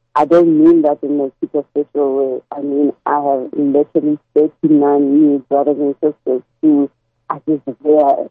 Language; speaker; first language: English; non-native, local second language; Tswana